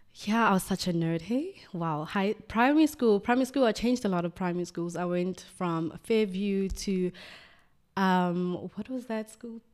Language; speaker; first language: English; non-native, local second language; Zulu